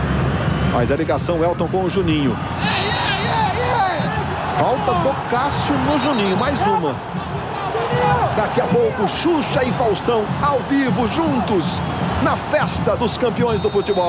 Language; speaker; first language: Portuguese; native; Portuguese